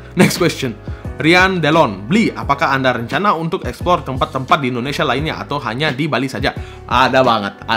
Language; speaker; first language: Indonesian; non-native, fluent; Russian